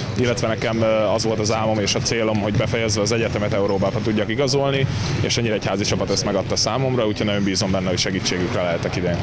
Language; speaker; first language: Hungarian; native; Hungarian